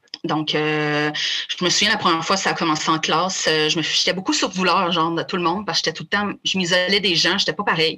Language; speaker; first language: French; native; French